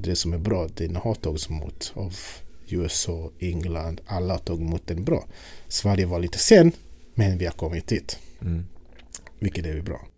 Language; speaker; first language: Swedish; non-native, fluent; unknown